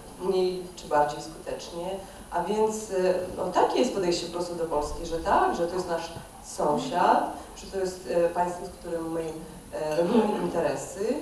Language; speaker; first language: Polish; non-native, fluent; Russian